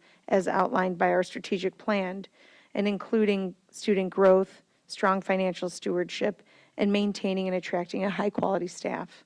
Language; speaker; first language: English; native; English